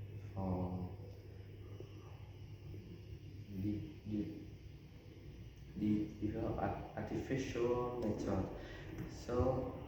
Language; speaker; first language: English; non-native, learner; Vietnamese